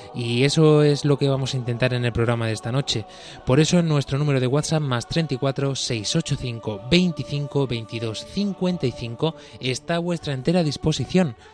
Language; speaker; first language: Spanish; native; Spanish